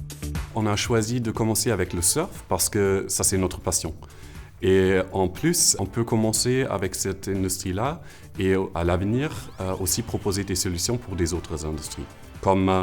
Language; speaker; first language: French; non-native, fluent; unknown